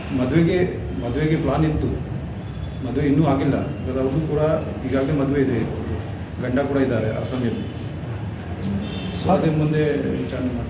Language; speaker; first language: Kannada; non-native, fluent; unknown